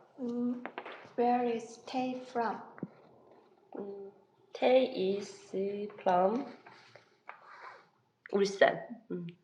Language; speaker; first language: English; non-native, learner; Korean